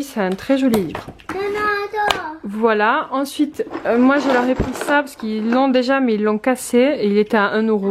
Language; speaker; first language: French; native; French